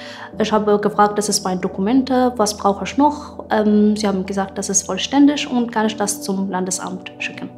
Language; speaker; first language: German; non-native, fluent; Arabic